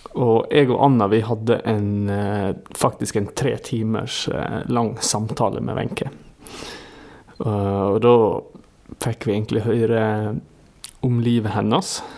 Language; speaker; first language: Norwegian; native; Norwegian